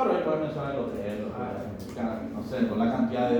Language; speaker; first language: Spanish; native; Spanish